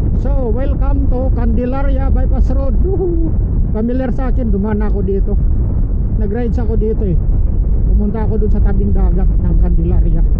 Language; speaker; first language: Filipino; non-native, local second language; Cebuano